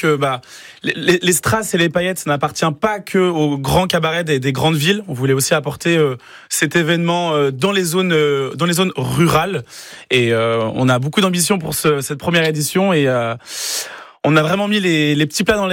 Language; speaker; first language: French; native; French